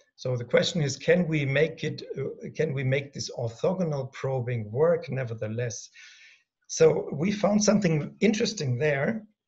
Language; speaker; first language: English; non-native, fluent; German